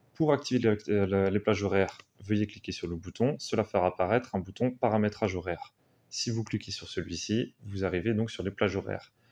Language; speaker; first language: French; native; French